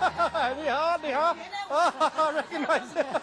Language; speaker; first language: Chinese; non-native, learner; English